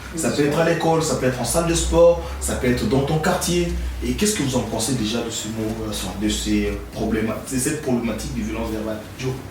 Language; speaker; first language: French; non-native, local second language; Lingala